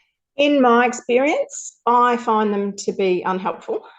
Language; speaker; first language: English; native; English